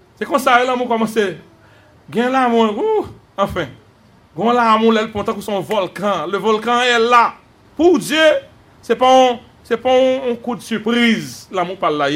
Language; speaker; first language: French; non-native, local second language; Haitian Creole